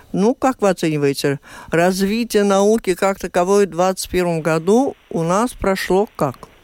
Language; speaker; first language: Russian; native; Russian